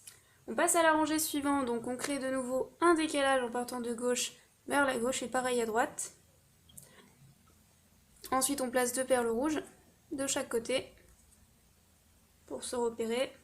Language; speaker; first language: French; native; French